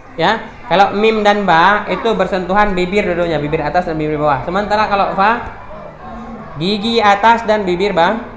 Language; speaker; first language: Indonesian; non-native, local second language; Achinese